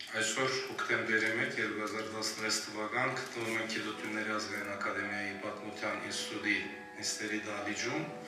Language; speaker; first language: Armenian; early bilingual, heritage; Armenian